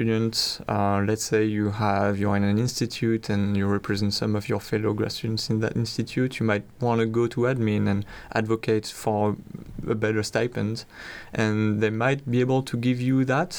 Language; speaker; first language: English; non-native, fluent; French